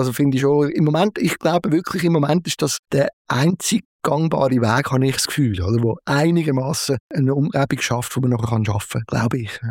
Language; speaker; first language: German; native; German